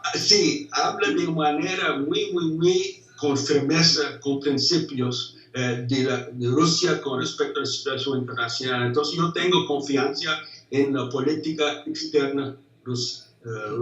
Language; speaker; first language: Spanish; non-native, fluent; English